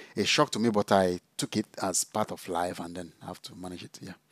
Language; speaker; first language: English; non-native, local second language; Igbo